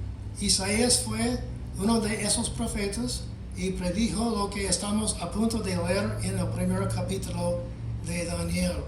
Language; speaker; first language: Spanish; non-native, fluent; English